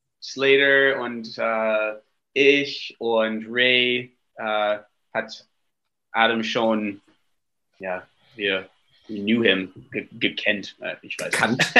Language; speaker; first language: German; non-native, learner; English